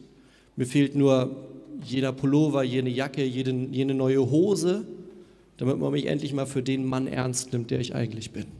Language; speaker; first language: German; native; German